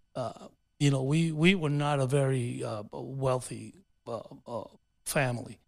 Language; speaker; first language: English; early bilingual, other home language; Spanish